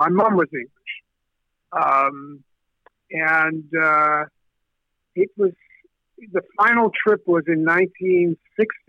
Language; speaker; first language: English; native; English